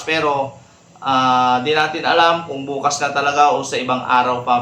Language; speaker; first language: Filipino; native; Filipino